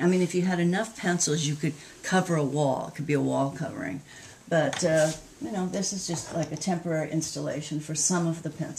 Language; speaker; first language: English; native; English